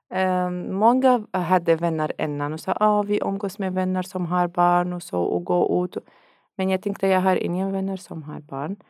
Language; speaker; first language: Swedish; non-native, learner; Arabic